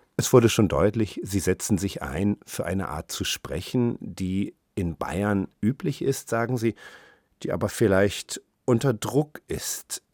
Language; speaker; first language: German; native; German